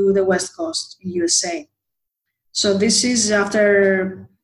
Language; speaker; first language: English; non-native, fluent; Greek